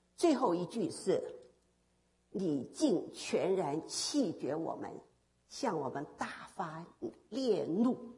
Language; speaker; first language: Chinese; native; Chinese